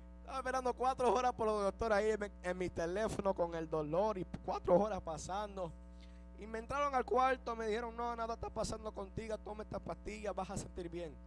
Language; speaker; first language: Spanish; early bilingual, heritage; Spanish